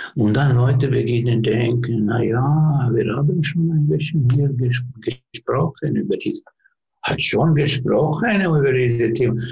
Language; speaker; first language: German; non-native, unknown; Finnish